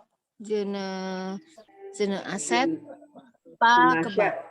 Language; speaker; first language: French; non-native, learner; Indonesian